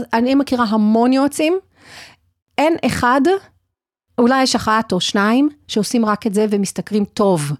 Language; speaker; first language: Hebrew; early bilingual, other home language; English